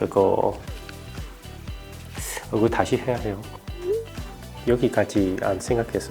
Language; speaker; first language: Korean; non-native, learner; Chinese